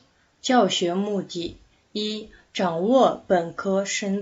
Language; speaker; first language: Chinese; non-native, fluent; Kazakh